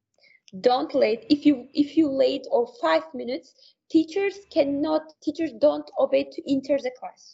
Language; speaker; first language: English; non-native, learner; Uzbek